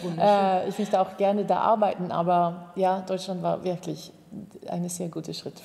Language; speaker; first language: German; non-native, fluent; Swedish